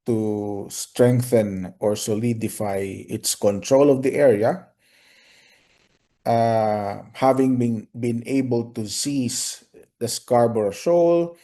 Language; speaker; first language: English; non-native, local second language; Filipino